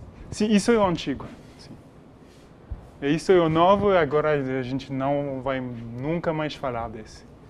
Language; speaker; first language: Portuguese; non-native, learner; French